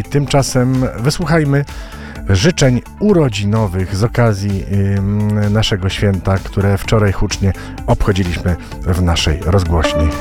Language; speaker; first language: Polish; native; Polish